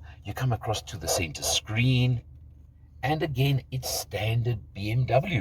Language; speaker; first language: English; native; English